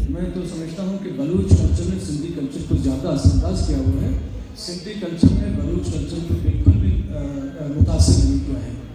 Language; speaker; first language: Urdu; non-native, local second language; Baluchi